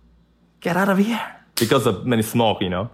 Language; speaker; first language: English; non-native, learner; Korean